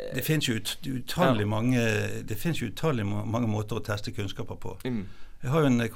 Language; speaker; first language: Norwegian; native; Norwegian